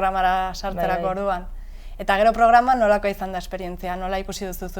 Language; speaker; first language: Basque; native; Basque